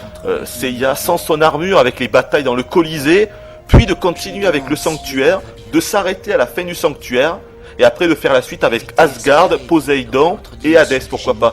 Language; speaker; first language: French; native; French